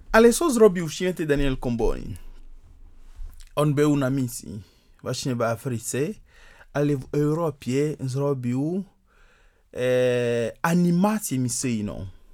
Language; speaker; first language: Polish; non-native, fluent; Ewe